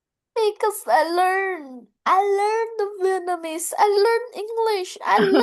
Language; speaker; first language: English; non-native, learner; Vietnamese